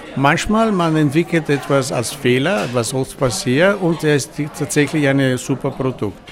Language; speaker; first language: German; non-native, fluent; Italian